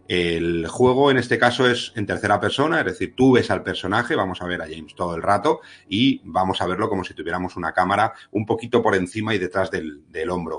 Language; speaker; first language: Spanish; native; Spanish